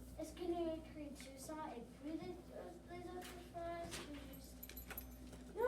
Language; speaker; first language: French; non-native, learner; English